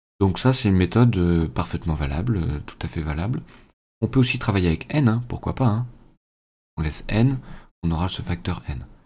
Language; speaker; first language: French; native; French